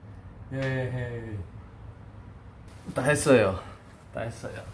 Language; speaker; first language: Korean; non-native, learner; Spanish